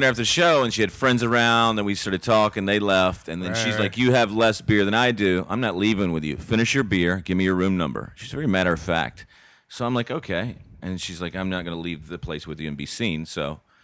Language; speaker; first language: English; native; English